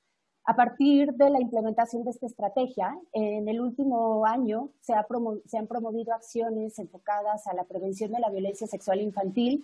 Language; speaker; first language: Spanish; native; Spanish